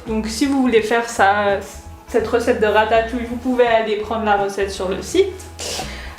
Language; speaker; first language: French; native; French